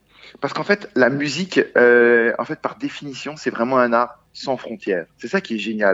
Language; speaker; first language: French; native; French